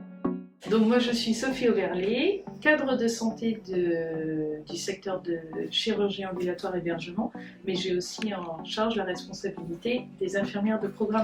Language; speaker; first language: French; native; French